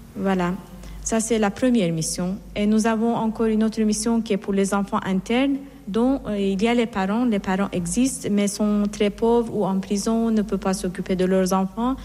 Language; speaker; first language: French; non-native, learner; Persian